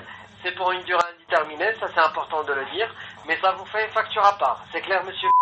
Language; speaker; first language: French; native; French